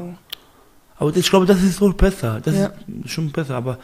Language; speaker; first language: German; non-native, learner; Persian